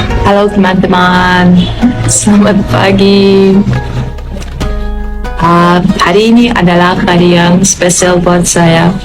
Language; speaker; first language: Indonesian; non-native, fluent; Polish